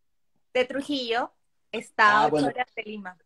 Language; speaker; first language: Spanish; native; Spanish